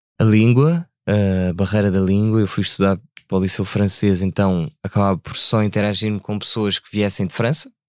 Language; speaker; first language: Portuguese; early bilingual, other home language; French